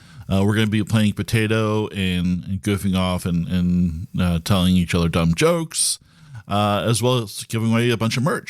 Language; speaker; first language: English; native; English